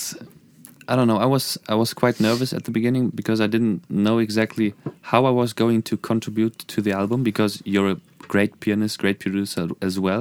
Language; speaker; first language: English; non-native, fluent; German